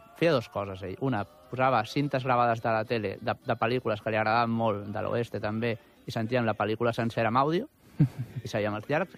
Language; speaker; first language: Catalan; native; Catalan